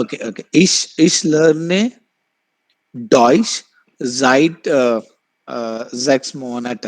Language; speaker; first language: German; non-native, learner; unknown